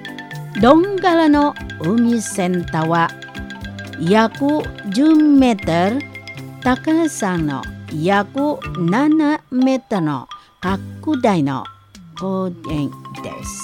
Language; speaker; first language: Japanese; non-native, learner; Indonesian